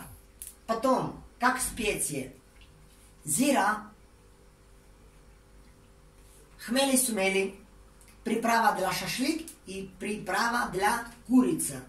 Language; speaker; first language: Russian; non-native, learner; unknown